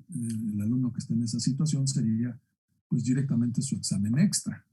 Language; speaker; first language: Spanish; native; Spanish